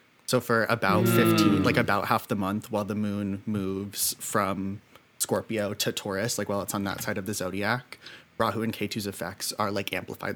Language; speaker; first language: English; native; English